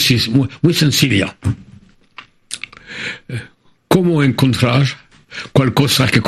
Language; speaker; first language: Spanish; non-native, fluent; French